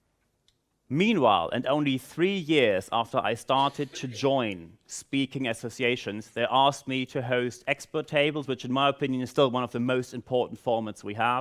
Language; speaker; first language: English; non-native, fluent; German